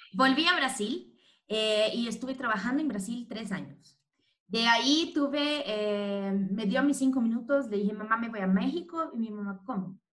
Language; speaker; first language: Spanish; non-native, fluent; Portuguese